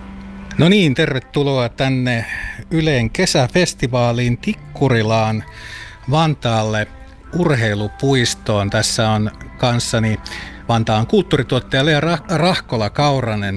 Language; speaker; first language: Finnish; native; Finnish